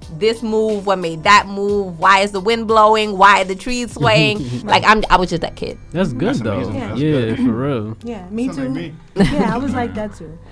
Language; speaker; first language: English; early bilingual, other home language; Haitian Creole